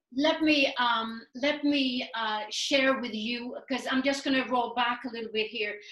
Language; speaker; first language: English; non-native, fluent; Swedish